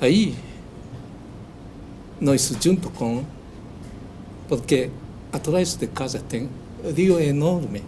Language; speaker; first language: Portuguese; non-native, learner; Japanese